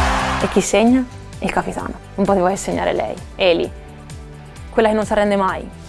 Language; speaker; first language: Italian; native; Italian